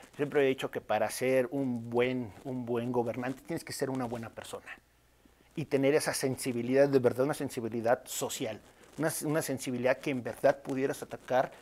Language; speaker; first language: Spanish; native; Spanish